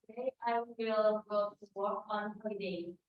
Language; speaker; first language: English; non-native, learner; Indonesian